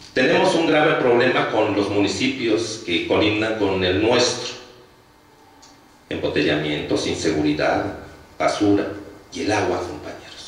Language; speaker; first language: Spanish; native; Spanish